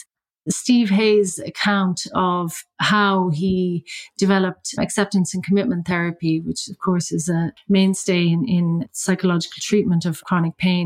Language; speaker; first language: English; native; English